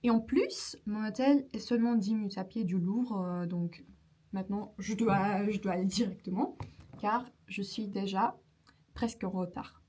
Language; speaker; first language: French; non-native, fluent; Turkish